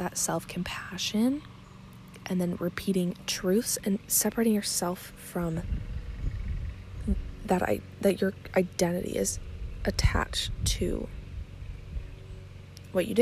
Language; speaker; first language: English; native; English